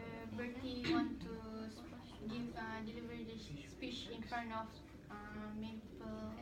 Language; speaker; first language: English; non-native, learner; Malay